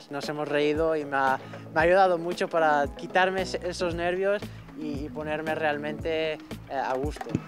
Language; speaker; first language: Spanish; non-native, fluent; French